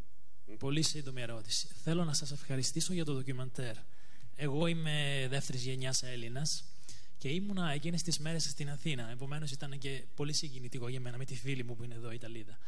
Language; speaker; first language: Greek; early bilingual, other home language; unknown